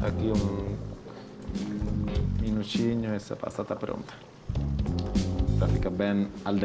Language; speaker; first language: Portuguese; non-native, fluent; Italian